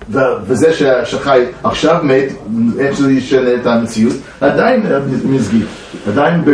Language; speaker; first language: Hebrew; non-native, fluent; English